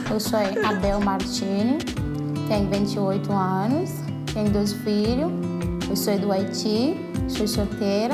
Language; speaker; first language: Portuguese; non-native, learner; Haitian Creole